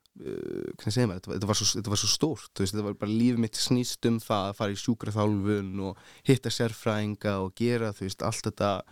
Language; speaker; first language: Icelandic; early bilingual, heritage; Icelandic